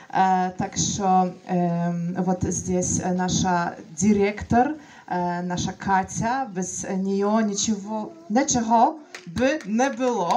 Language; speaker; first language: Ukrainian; non-native, learner; Russian